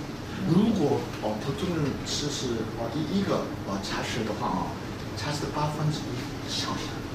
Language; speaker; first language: Chinese; non-native, fluent; Korean